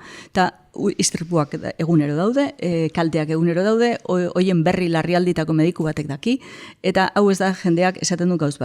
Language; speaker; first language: Basque; native; Basque